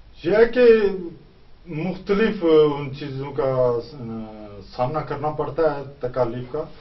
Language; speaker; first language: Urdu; early bilingual, heritage; Urdu